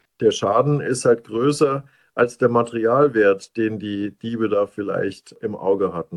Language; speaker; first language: German; native; German